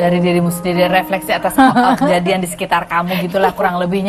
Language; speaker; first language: Indonesian; native; Indonesian